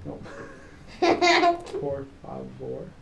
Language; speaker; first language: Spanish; non-native, learner; English